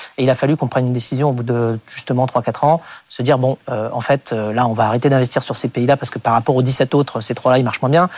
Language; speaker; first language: French; native; French